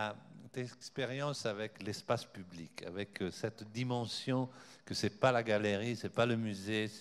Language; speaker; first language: French; non-native, fluent; Italian